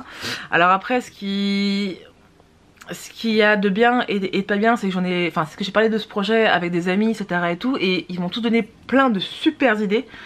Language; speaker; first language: French; native; French